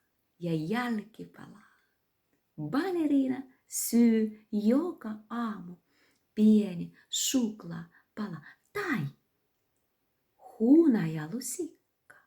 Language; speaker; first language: Finnish; non-native, learner; Russian